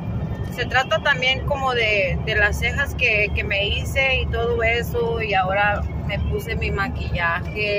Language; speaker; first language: Spanish; early bilingual, heritage; Spanish